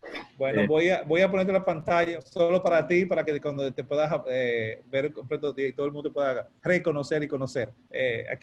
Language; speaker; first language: Spanish; native; Spanish